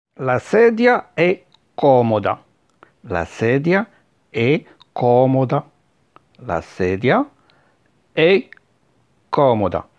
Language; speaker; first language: Italian; non-native, fluent; Arabic